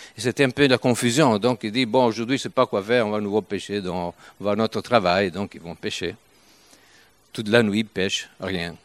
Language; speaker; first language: French; non-native, fluent; Italian